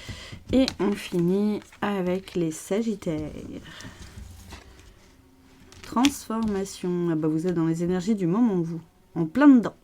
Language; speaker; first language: French; native; French